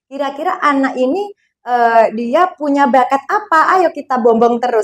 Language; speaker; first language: Indonesian; non-native, local second language; Javanese